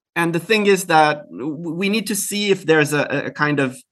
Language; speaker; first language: English; early bilingual, other home language; Hebrew